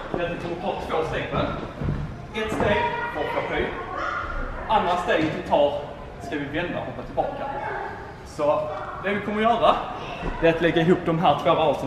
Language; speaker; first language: Swedish; native; Swedish